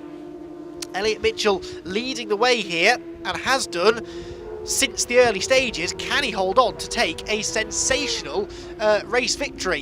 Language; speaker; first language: English; native; English